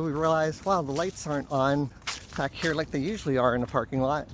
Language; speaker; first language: English; native; English